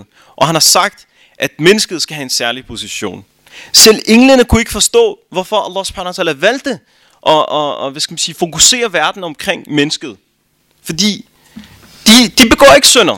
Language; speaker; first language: Danish; early bilingual, other home language; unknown